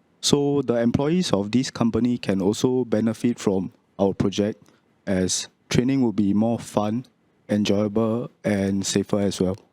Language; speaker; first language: English; non-native, local second language; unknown